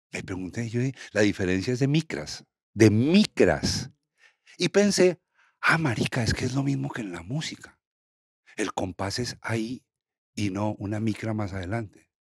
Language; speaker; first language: Spanish; native; Spanish